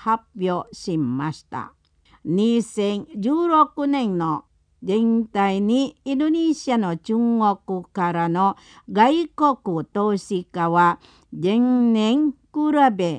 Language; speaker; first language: Japanese; non-native, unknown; Indonesian